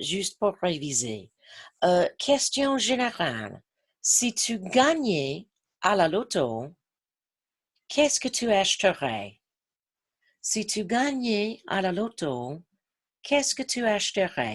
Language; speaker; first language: French; non-native, fluent; English